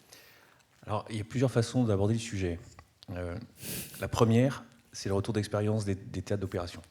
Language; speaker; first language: French; native; French